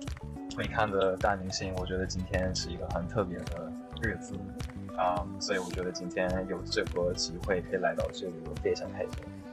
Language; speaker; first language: Chinese; non-native, fluent; English